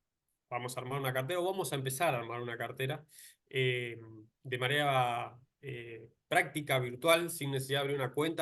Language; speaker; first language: Spanish; native; Spanish